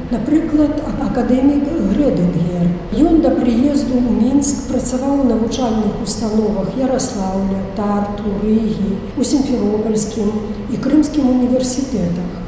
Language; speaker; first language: Belarusian; native; Belarusian